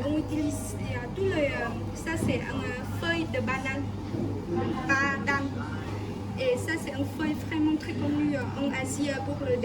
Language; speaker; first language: French; non-native, learner; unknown